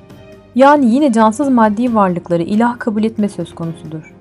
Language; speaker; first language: Turkish; native; Turkish